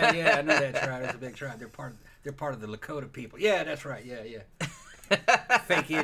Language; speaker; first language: English; native; English